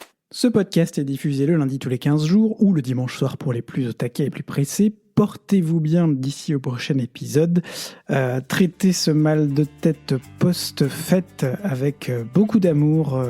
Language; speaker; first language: French; native; French